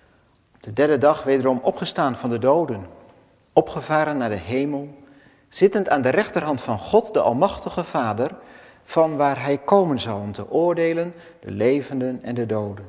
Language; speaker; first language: Dutch; native; Dutch